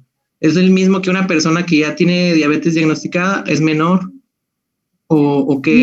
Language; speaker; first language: Spanish; native; Spanish